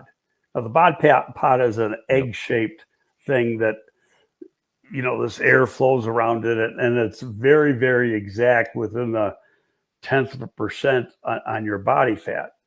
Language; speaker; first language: English; native; English